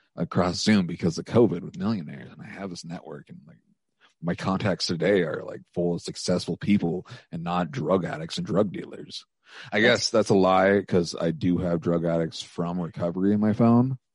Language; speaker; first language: English; native; English